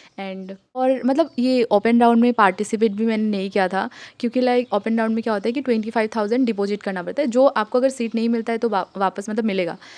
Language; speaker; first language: Hindi; non-native, local second language; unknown